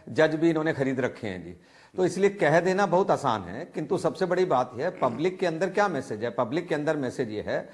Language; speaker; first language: Hindi; native; Hindi